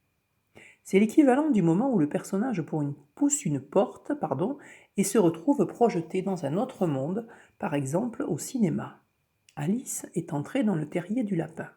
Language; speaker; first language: French; native; French